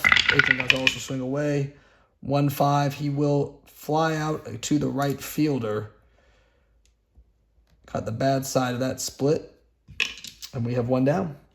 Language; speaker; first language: English; native; English